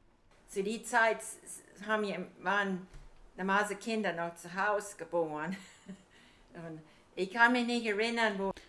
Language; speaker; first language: German; early bilingual, heritage; German